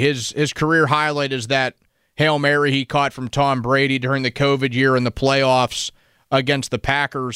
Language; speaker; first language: English; native; English